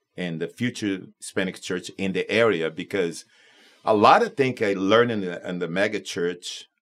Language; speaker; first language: English; non-native, learner; Portuguese